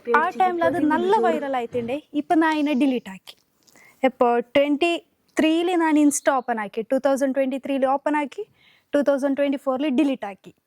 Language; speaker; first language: Malayalam; non-native, local second language; Hindi